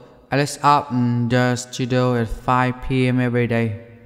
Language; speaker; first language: English; non-native, fluent; Vietnamese